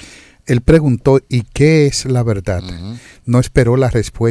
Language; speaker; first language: Spanish; native; Spanish